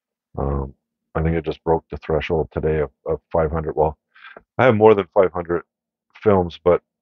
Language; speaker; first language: English; native; English